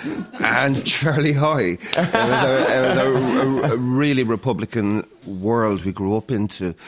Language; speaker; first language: English; native; English